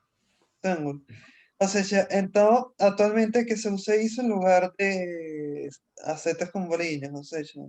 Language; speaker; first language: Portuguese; non-native, fluent; Spanish